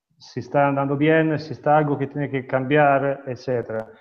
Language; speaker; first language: Spanish; non-native, learner; Italian